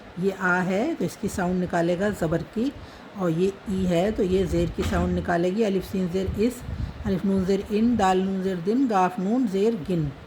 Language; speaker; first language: Hindi; native; Hindi